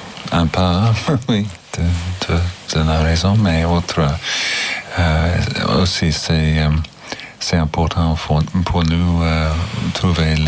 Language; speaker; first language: French; non-native, fluent; English